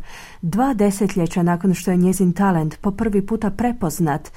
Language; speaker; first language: Croatian; native; Croatian